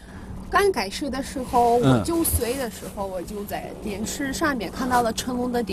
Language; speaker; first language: Chinese; non-native, fluent; Russian